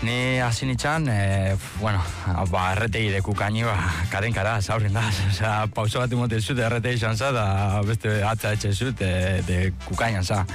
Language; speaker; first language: Basque; native; Basque